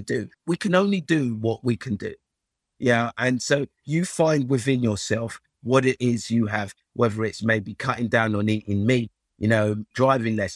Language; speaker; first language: English; early bilingual, other home language; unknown